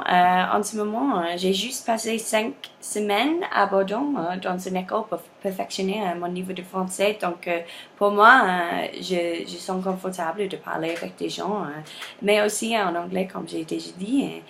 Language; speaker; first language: French; non-native, learner; English